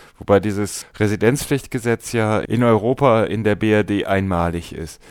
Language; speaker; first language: German; native; German